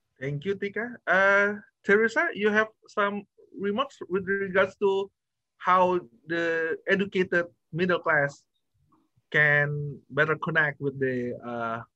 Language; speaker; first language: English; non-native, fluent; Indonesian